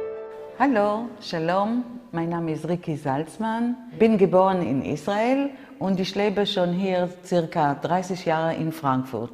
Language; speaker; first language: German; non-native, fluent; Hebrew